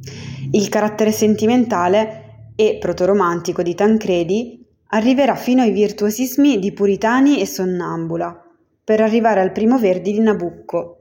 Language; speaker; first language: Italian; native; Italian